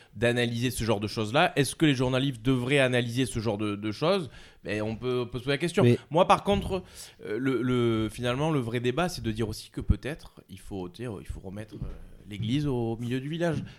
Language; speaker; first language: French; native; French